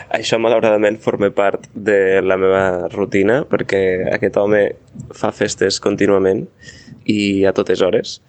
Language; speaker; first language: Catalan; native; Catalan